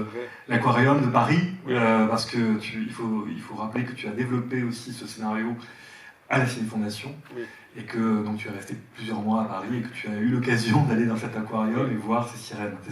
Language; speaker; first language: French; native; French